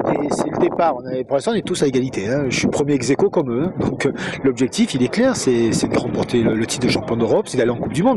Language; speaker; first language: French; native; French